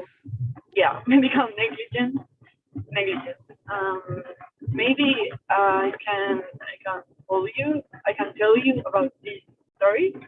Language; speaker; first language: English; non-native, learner; Spanish